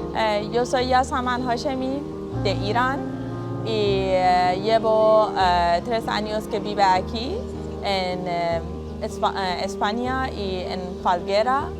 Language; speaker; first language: Spanish; non-native, learner; Persian